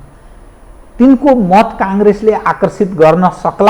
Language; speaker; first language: Nepali; native; Nepali